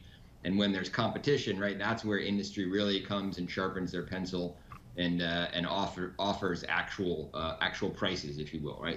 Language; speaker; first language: English; native; English